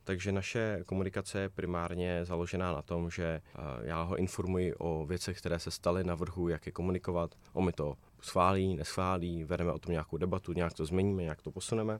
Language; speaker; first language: Czech; native; Czech